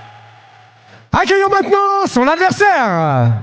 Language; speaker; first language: French; native; French